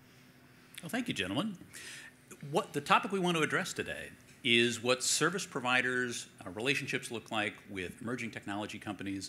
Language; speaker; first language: English; native; English